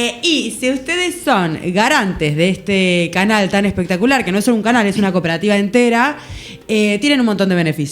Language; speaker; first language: Spanish; native; Spanish